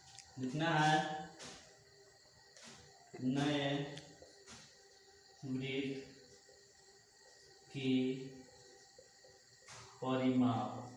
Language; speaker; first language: Hindi; native; Hindi